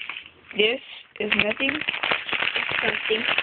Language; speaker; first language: English; native; English